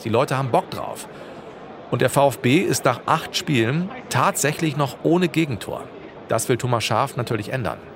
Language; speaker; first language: German; native; German